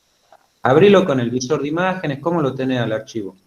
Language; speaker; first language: Spanish; native; Spanish